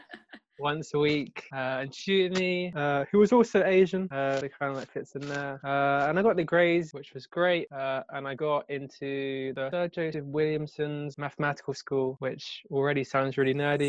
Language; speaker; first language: English; native; English